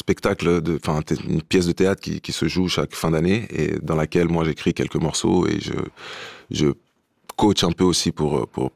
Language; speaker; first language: French; non-native, fluent; Romanian